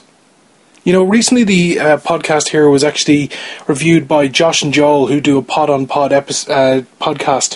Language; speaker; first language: English; native; English